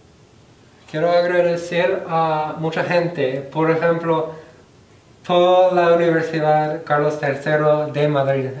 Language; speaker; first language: Spanish; non-native, fluent; English